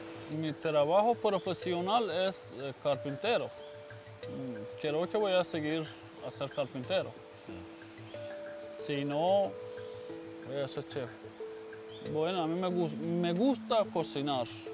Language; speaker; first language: Spanish; non-native, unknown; Persian